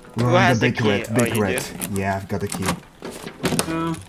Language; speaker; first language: English; non-native, fluent; Polish